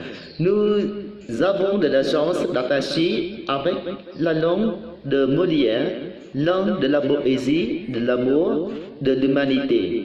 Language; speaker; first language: French; non-native, learner; Vietnamese